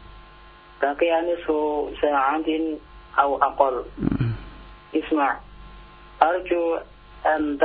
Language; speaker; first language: Arabic; non-native, learner; Indonesian